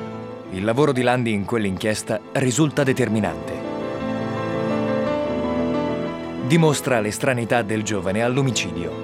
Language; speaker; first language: Italian; native; Italian